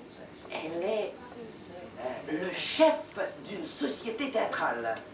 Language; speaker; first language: French; non-native, learner; Russian